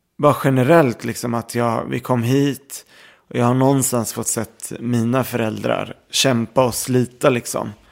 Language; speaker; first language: Swedish; early bilingual, other home language; Arabic